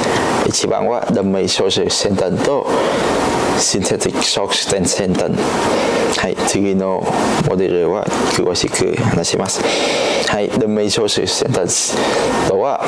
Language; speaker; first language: Japanese; non-native, learner; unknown